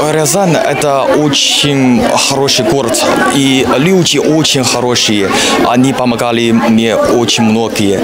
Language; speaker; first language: Russian; non-native, learner; Chinese